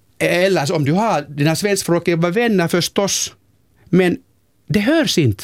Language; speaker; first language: Swedish; non-native, local second language; Finnish